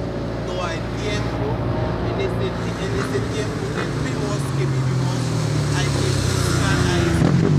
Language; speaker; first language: Spanish; non-native, learner; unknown